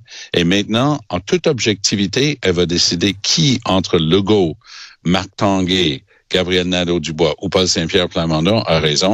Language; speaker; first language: French; native; French